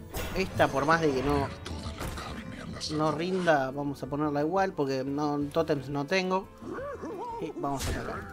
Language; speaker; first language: Spanish; native; Spanish